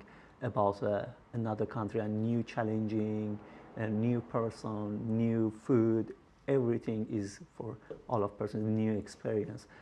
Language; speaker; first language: English; non-native, learner; Persian